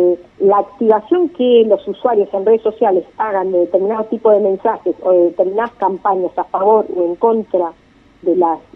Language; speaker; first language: Spanish; native; Spanish